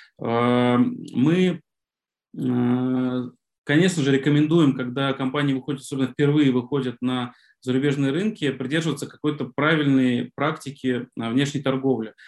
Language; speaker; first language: Russian; native; Russian